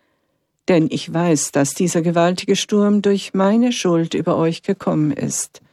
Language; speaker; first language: German; native; German